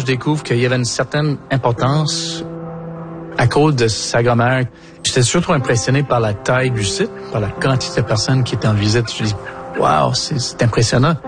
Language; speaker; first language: French; non-native, local second language; English